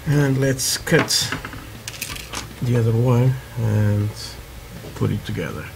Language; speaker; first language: English; non-native, learner; Portuguese